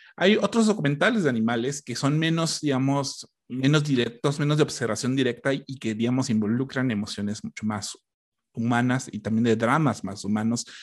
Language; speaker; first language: Spanish; native; Spanish